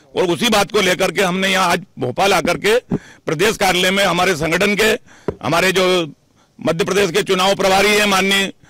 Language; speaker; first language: Hindi; native; Hindi